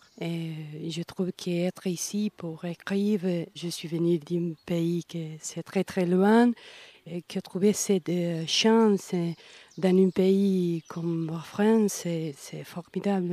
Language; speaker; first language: French; non-native, fluent; Spanish